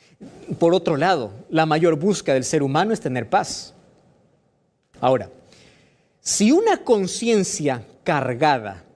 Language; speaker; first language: Spanish; native; Spanish